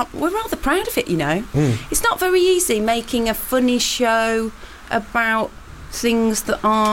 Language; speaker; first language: English; native; English